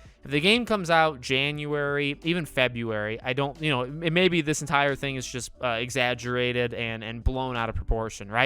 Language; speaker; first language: English; native; English